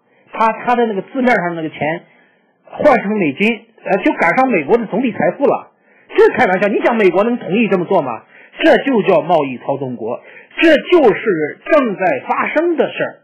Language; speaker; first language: Chinese; native; Chinese